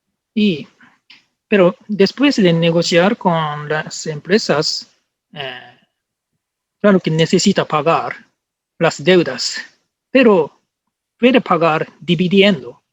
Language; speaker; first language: Spanish; non-native, learner; Japanese